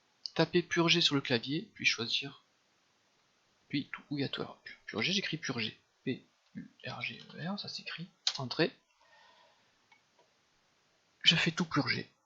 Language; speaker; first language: French; native; French